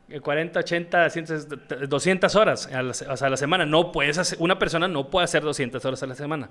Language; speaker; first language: Spanish; native; Spanish